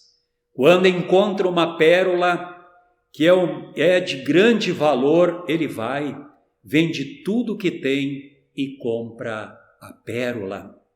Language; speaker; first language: Portuguese; native; Portuguese